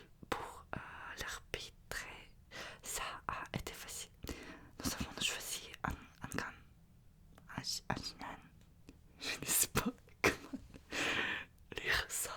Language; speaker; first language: French; non-native, learner; Russian